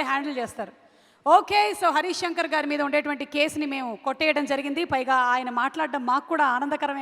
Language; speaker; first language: Telugu; native; Telugu